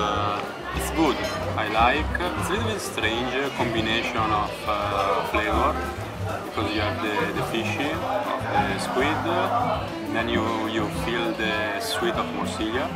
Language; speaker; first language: English; non-native, fluent; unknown